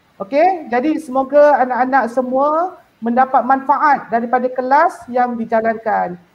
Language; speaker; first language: Malay; native; Malay